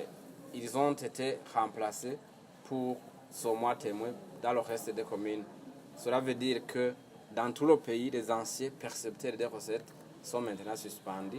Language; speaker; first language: French; non-native, local second language; Rundi